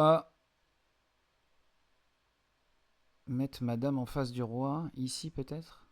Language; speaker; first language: French; native; French